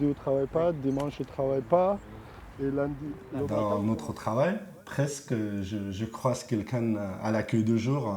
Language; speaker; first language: French; non-native, fluent; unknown